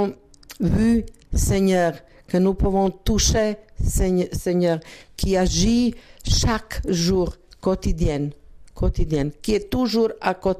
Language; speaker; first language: French; non-native, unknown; Croatian